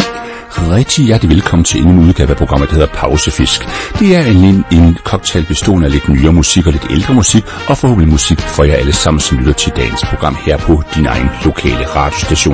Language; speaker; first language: Danish; native; Danish